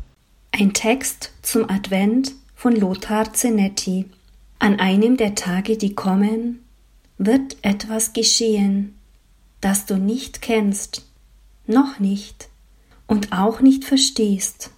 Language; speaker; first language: German; native; German